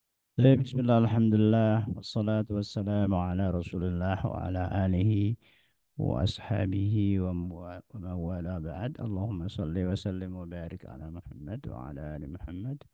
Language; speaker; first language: Arabic; non-native, fluent; Indonesian